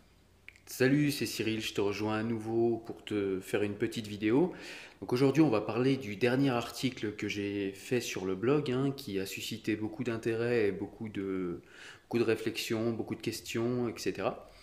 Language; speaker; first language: French; native; French